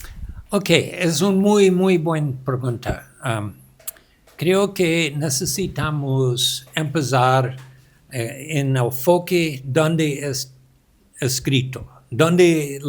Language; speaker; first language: Spanish; non-native, learner; English